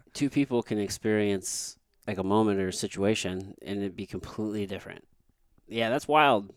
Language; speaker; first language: English; native; English